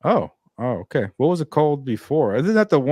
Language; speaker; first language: English; native; English